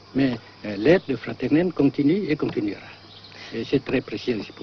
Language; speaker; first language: French; non-native, local second language; Vietnamese